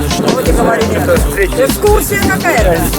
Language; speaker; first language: Russian; native; Russian